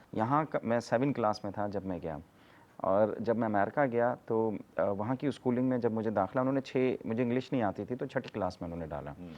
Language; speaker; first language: Urdu; native; Urdu